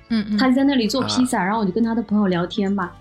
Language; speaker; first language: Chinese; native; Chinese